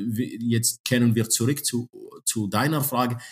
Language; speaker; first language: German; non-native, fluent; Arabic